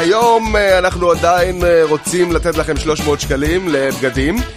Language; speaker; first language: Hebrew; native; Hebrew